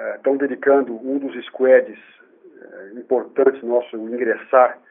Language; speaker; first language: Portuguese; native; Portuguese